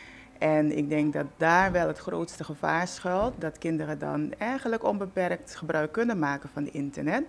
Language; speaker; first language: Dutch; native; Dutch